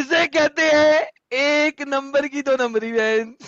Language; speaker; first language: Hindi; native; Hindi